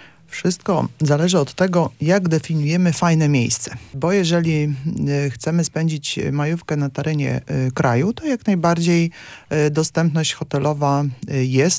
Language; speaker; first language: Polish; native; Polish